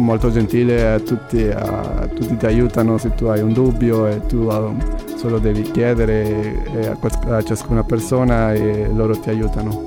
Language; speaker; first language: Italian; non-native, learner; Spanish